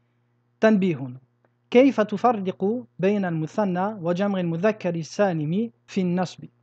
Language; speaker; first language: Arabic; non-native, fluent; French